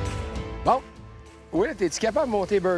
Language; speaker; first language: French; native; French